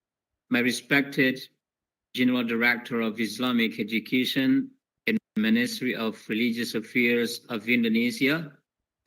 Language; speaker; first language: English; non-native, fluent; Indonesian